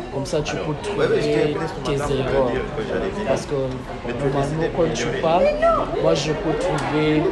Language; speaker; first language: French; non-native, fluent; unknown